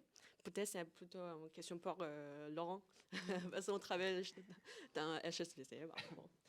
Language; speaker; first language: French; non-native, learner; Chinese